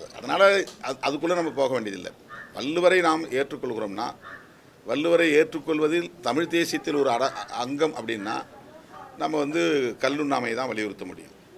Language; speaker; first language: Tamil; native; Tamil